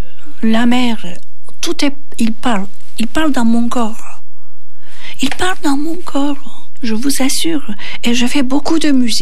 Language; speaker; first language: French; non-native, learner; Turkish